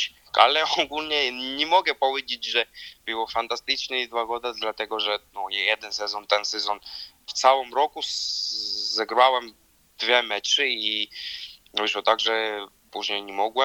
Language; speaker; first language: Polish; non-native, learner; Georgian